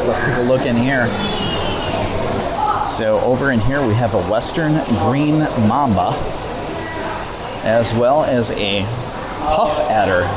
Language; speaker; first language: English; native; English